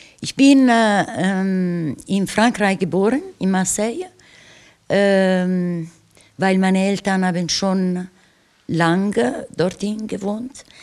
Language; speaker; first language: German; non-native, fluent; Italian